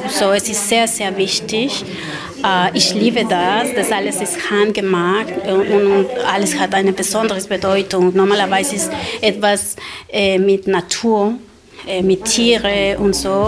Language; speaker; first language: German; non-native, learner; Spanish